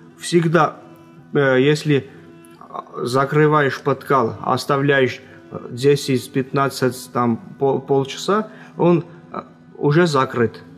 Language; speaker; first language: Russian; non-native, local second language; Armenian